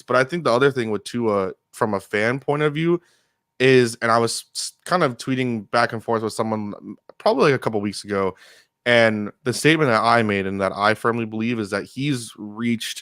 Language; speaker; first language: English; native; English